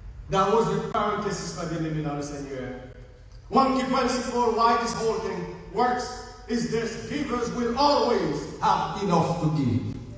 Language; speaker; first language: English; non-native, fluent; Haitian Creole